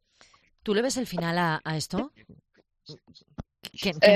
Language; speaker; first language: Spanish; native; Spanish